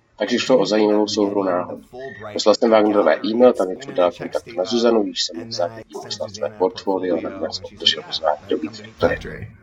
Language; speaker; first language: Czech; non-native, fluent; English